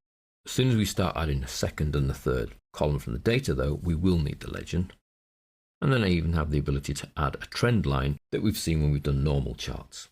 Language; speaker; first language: English; native; English